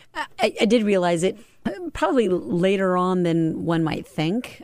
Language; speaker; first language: English; native; English